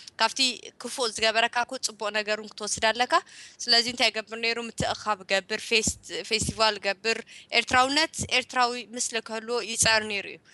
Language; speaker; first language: Tigrinya; early bilingual, heritage; Tigrinya